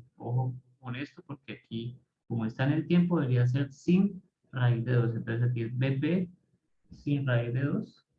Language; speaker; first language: Spanish; native; Spanish